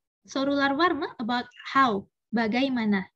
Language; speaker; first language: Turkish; non-native, learner; Indonesian